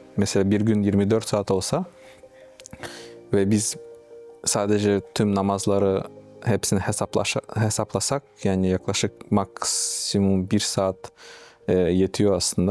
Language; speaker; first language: Turkish; non-native, fluent; Russian